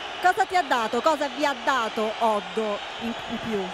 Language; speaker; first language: Italian; native; Italian